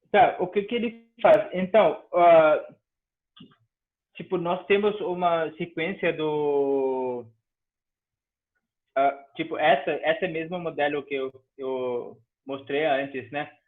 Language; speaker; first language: Portuguese; non-native, fluent; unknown